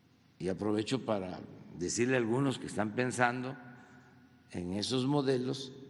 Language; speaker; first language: Spanish; native; Spanish